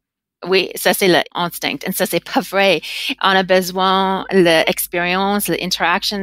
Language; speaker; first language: French; non-native, learner; English